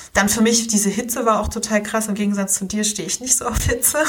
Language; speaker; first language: German; native; German